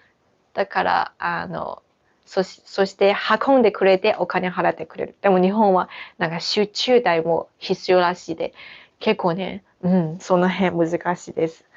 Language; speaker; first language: Japanese; non-native, fluent; Chinese